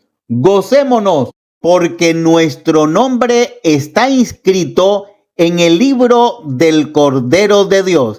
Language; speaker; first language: Spanish; native; Spanish